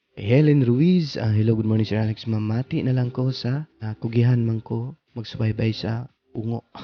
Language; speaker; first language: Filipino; non-native, local second language; Cebuano